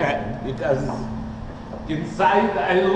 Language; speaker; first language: English; non-native, learner; Russian